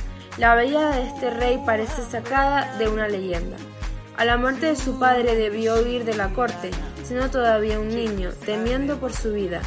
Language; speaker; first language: Spanish; native; Spanish